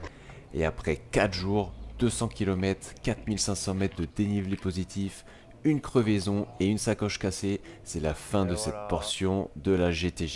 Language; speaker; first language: French; native; French